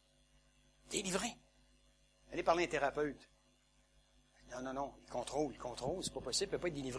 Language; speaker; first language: French; native; French